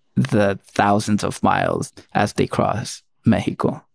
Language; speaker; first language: English; early bilingual, other home language; Spanish